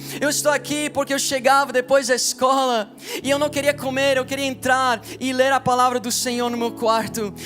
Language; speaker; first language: Portuguese; non-native, fluent; English